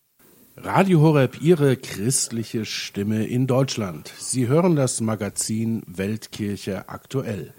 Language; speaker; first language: German; native; German